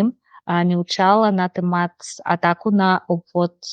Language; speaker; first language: Polish; non-native, fluent; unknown